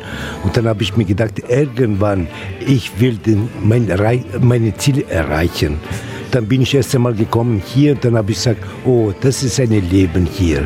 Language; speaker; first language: German; non-native, learner; Italian